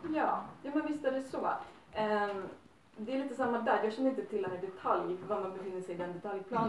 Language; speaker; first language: Swedish; native; Swedish